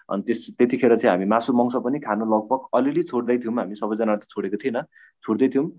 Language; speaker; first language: Nepali; non-native, local second language; Limbu